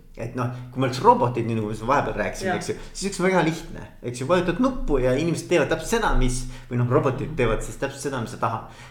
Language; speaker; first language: Estonian; native; Estonian